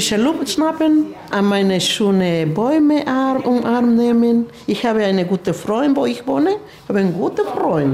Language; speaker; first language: German; non-native, learner; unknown